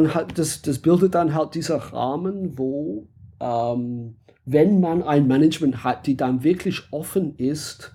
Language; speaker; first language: German; non-native, fluent; English